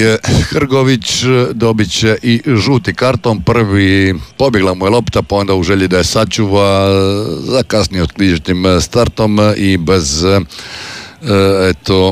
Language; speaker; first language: Serbian; native; Serbian